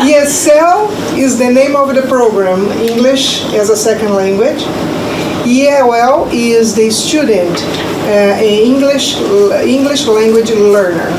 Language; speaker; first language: English; non-native, fluent; Portuguese